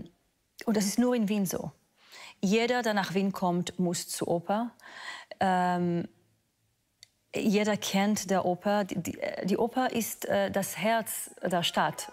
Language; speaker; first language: German; non-native, fluent; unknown